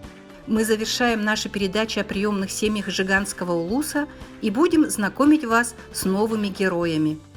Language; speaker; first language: Russian; native; Russian